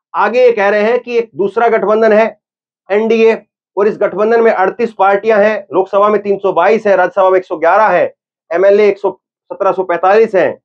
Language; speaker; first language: Hindi; native; Hindi